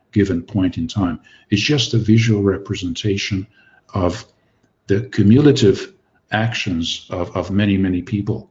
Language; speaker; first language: English; non-native, fluent; Hungarian